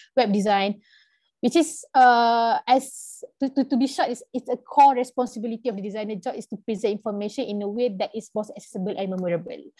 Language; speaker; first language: English; non-native, local second language; Malay